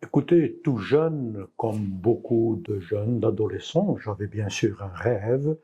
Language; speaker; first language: French; non-native, local second language; Arabic